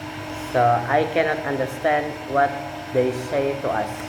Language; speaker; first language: English; non-native, learner; Indonesian